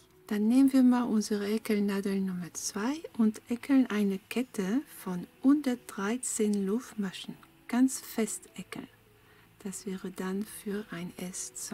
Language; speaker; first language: German; non-native, fluent; French